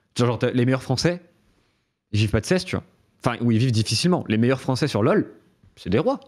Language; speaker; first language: French; native; French